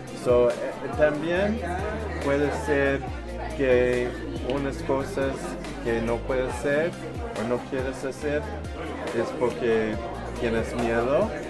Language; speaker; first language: Spanish; non-native, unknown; English